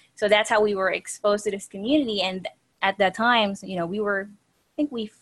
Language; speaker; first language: English; non-native, local second language; Filipino